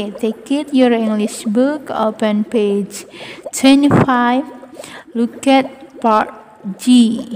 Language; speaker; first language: English; non-native, fluent; Indonesian